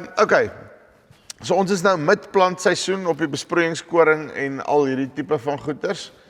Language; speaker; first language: Afrikaans; native; Afrikaans